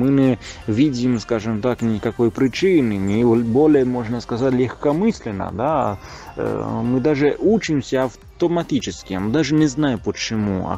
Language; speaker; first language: Russian; non-native, fluent; Italian